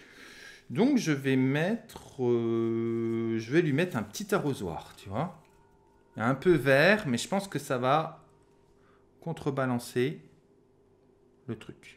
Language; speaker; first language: French; native; French